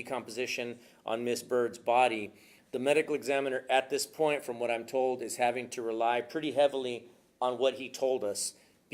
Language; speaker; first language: English; native; English